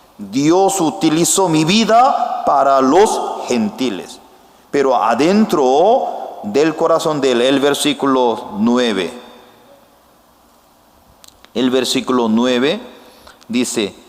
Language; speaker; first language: Spanish; non-native, fluent; Korean